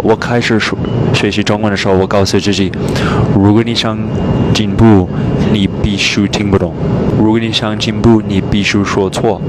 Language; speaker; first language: Chinese; non-native, fluent; English